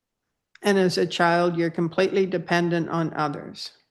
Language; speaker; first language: English; native; English